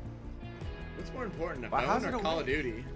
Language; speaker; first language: English; native; English